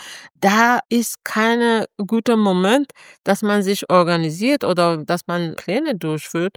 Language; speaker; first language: German; non-native, fluent; Persian